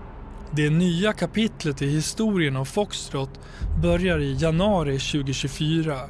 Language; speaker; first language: Swedish; native; Swedish